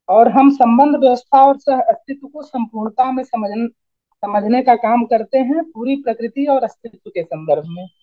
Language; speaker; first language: Hindi; native; Hindi